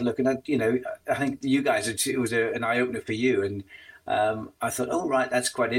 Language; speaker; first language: English; native; English